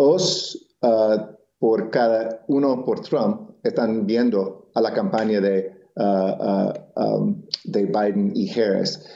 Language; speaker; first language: Spanish; non-native, local second language; English